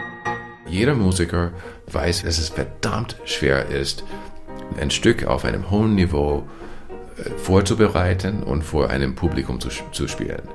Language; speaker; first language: German; non-native, fluent; English